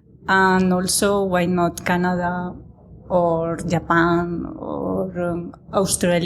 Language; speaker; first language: English; non-native, learner; Spanish